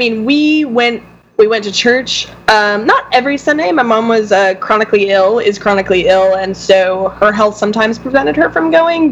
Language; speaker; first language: English; native; English